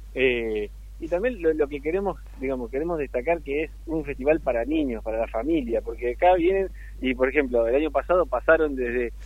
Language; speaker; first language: Spanish; native; Spanish